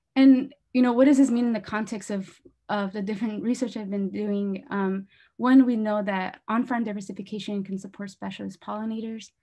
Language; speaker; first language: English; native; English